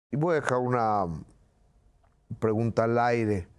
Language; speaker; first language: Spanish; native; Spanish